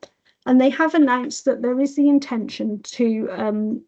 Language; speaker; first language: English; native; English